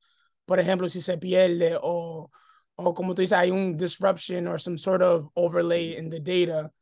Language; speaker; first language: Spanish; early bilingual, heritage; English